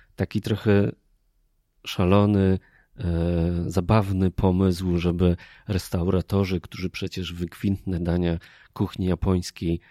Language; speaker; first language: Polish; native; Polish